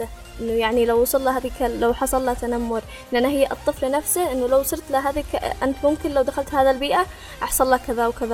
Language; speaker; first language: Arabic; native; Arabic